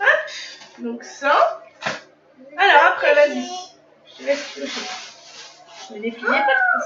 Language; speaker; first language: French; native; French